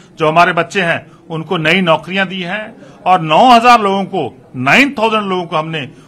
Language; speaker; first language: Hindi; non-native, local second language; Punjabi